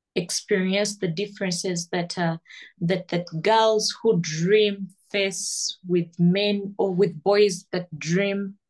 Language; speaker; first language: English; non-native, local second language; Ganda